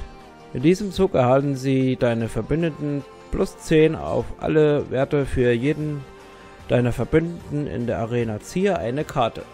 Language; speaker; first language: German; native; German